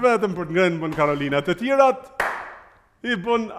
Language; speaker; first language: Albanian; native; Albanian